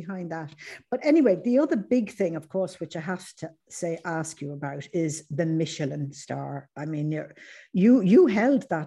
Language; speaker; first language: English; native; English